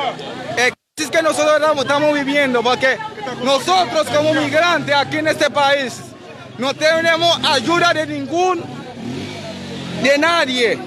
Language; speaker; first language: Spanish; non-native, fluent; Haitian Creole